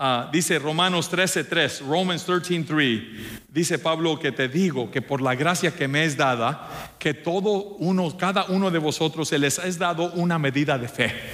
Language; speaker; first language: Spanish; early bilingual, heritage; Spanish